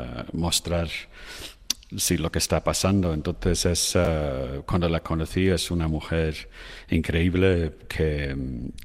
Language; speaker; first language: Spanish; non-native, fluent; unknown